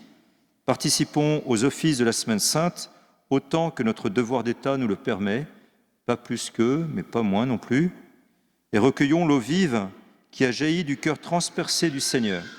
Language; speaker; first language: French; native; French